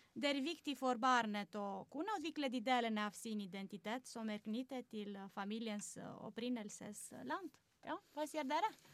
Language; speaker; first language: Norwegian; non-native, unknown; Romanian